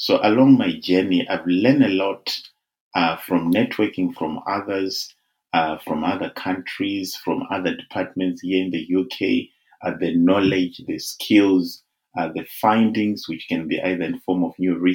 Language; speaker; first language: English; non-native, local second language; Shona